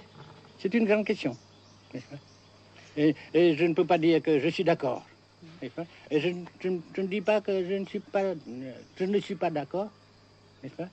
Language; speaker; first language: French; non-native, fluent; Vietnamese